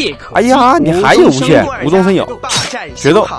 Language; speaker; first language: Chinese; native; Chinese